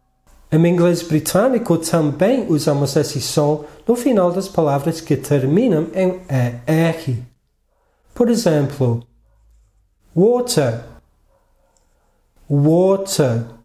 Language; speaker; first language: Portuguese; non-native, fluent; English